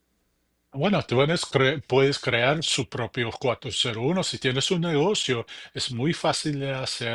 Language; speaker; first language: Spanish; early bilingual, heritage; English